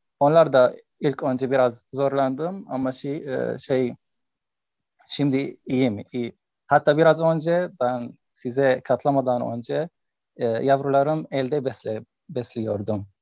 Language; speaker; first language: Turkish; non-native, learner; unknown